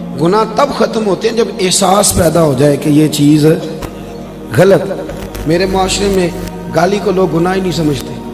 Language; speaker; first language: Urdu; non-native, local second language; Punjabi